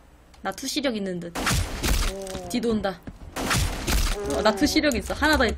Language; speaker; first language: Korean; native; Korean